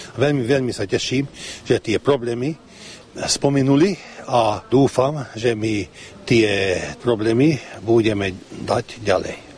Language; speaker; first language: Slovak; early bilingual, heritage; Slovak